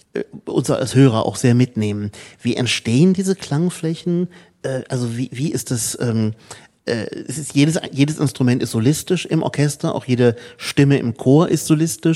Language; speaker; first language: German; native; German